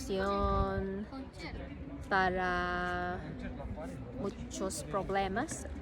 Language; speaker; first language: Spanish; non-native, learner; Cantonese